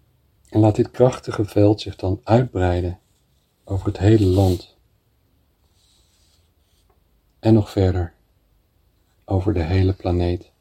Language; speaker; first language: Dutch; native; Dutch